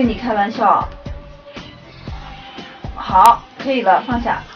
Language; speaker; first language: Chinese; native; Chinese